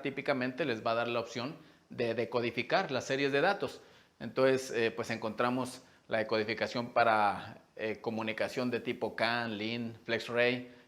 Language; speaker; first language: Spanish; native; Spanish